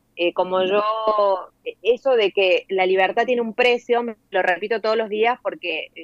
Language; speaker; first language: Spanish; native; Spanish